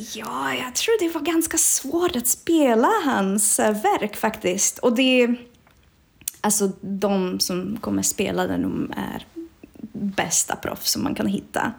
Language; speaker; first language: Swedish; non-native, fluent; Czech